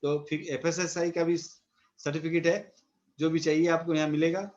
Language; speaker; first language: Hindi; native; Hindi